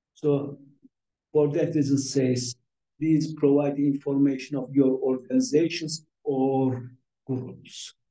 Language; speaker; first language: English; non-native, fluent; Turkish